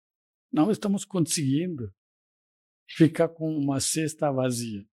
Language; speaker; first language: Portuguese; non-native, fluent; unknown